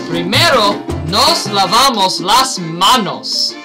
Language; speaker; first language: Spanish; non-native, learner; English